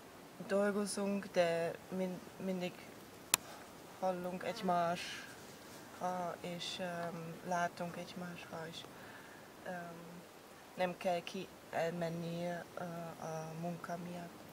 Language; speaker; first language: Hungarian; non-native, learner; German